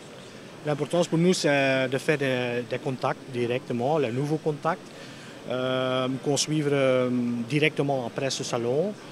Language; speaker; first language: French; non-native, local second language; Dutch